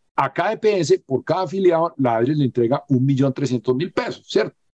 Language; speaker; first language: Spanish; native; Spanish